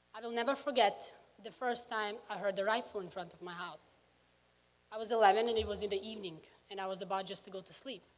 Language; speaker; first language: English; early bilingual, other home language; Bosnian